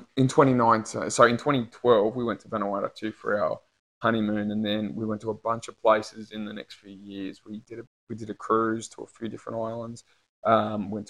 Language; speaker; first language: English; native; English